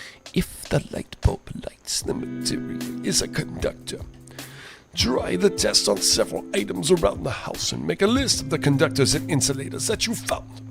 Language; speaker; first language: English; native; English